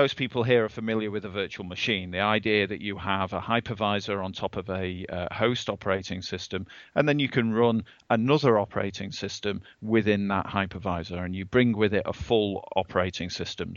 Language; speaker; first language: English; native; English